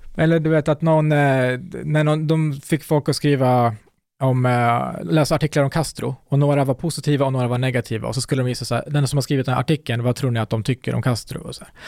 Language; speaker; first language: Swedish; early bilingual, other home language; Kurdish